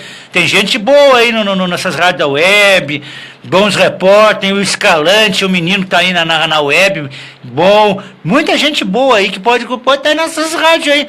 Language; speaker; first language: Portuguese; native; Portuguese